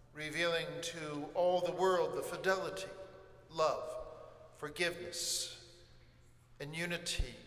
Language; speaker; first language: English; native; English